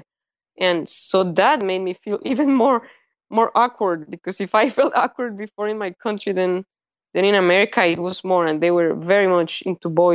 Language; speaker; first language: English; early bilingual, other home language; Spanish